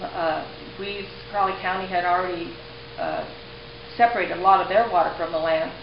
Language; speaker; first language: English; native; English